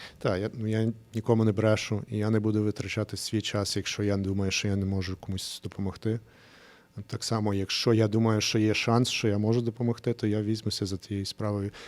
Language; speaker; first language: Ukrainian; early bilingual, heritage; English